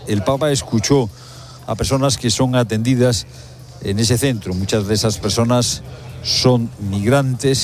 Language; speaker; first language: Spanish; native; Spanish